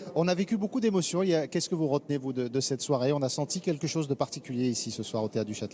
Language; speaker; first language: French; native; French